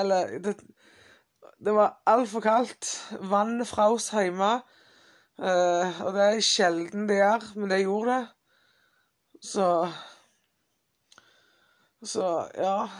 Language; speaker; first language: Norwegian; non-native, fluent; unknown